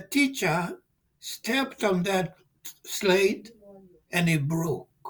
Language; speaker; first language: English; non-native, local second language; Kikuyu